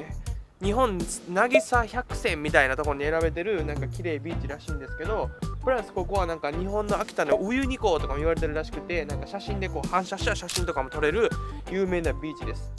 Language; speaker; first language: Japanese; native; Japanese